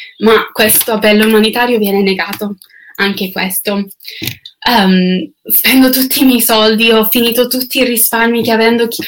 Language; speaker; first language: Italian; non-native, fluent; English